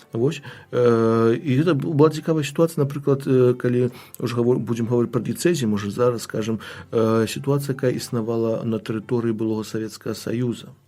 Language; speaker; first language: Belarusian; native; Belarusian